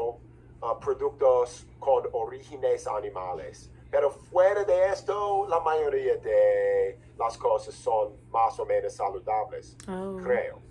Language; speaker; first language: Spanish; non-native, fluent; English